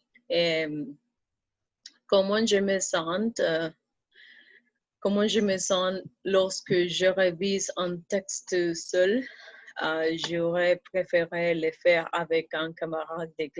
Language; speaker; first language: French; non-native, fluent; Spanish